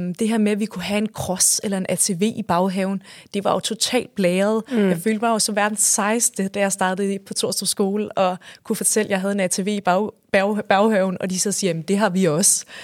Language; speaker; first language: Danish; native; Danish